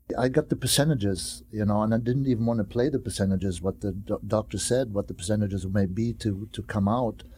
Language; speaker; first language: English; non-native, fluent; German